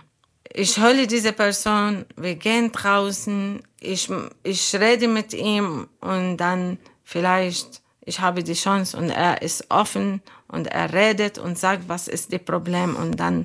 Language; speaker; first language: German; non-native, learner; Arabic